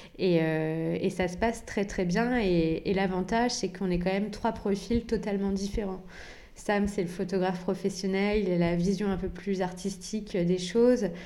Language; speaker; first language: French; early bilingual, other home language; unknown